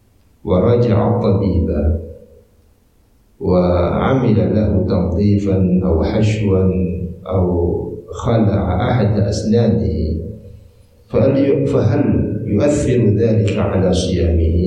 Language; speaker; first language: Arabic; non-native, fluent; Indonesian